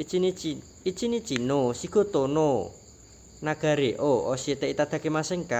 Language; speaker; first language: Japanese; non-native, learner; Indonesian